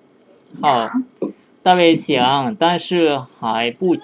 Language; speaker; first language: Chinese; non-native, fluent; Lao